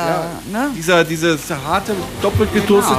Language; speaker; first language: German; native; German